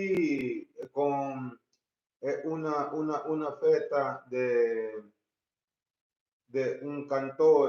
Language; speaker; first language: Italian; non-native, learner; Portuguese